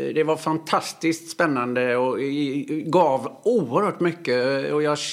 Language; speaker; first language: Swedish; native; Swedish